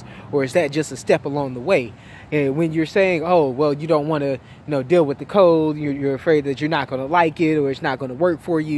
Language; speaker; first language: English; native; English